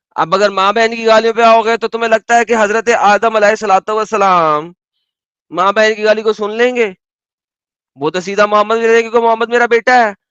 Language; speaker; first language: Urdu; native; Urdu